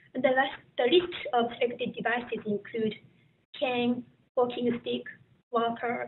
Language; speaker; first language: English; non-native, fluent; Japanese